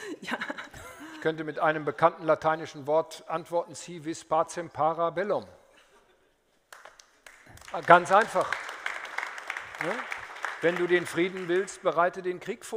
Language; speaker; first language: German; native; German